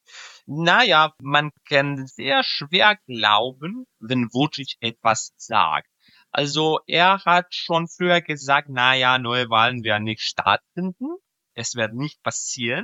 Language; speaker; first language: German; non-native, fluent; Serbian